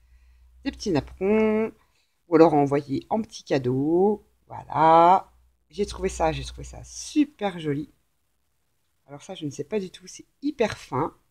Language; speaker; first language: French; native; French